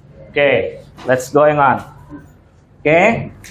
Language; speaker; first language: English; non-native, learner; Indonesian